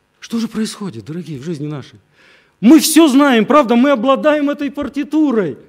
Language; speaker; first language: Russian; native; Russian